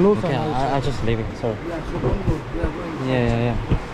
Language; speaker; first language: English; non-native, learner; Korean